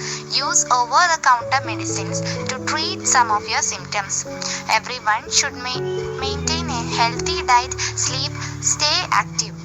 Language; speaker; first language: English; non-native, local second language; Malayalam